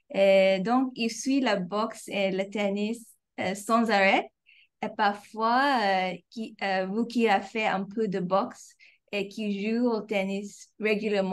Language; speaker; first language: French; non-native, fluent; English